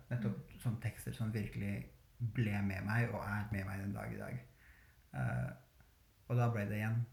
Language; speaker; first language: Norwegian; early bilingual, other home language; Albanian